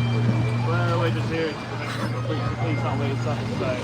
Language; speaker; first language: English; native; English